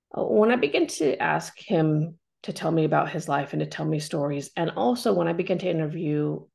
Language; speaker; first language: English; native; English